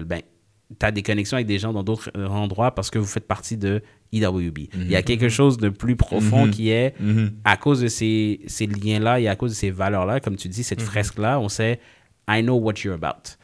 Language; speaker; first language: French; native; French